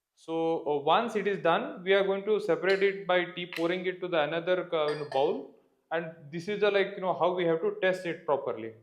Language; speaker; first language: English; non-native, local second language; Kannada